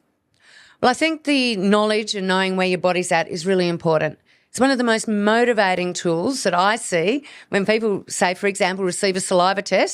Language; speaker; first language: English; native; English